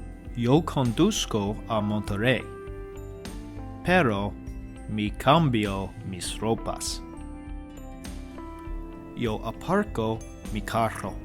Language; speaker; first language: Spanish; non-native, learner; English